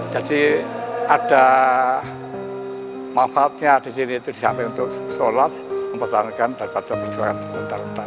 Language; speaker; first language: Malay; non-native, local second language; Javanese